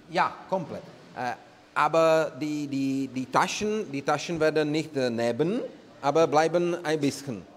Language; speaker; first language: German; non-native, learner; Czech